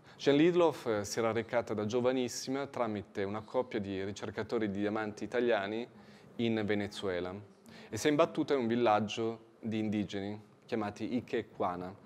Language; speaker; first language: Italian; native; Italian